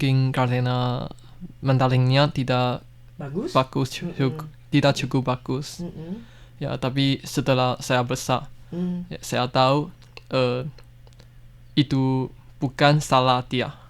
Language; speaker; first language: Indonesian; non-native, learner; Chinese